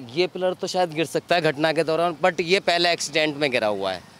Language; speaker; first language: Hindi; native; Hindi